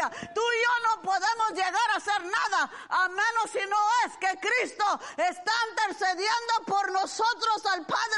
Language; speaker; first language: Spanish; early bilingual, heritage; Spanish